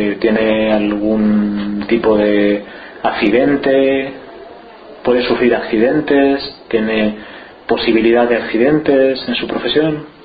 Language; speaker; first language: Spanish; native; Spanish